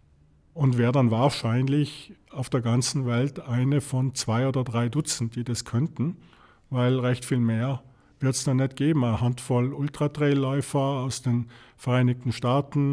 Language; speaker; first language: German; native; German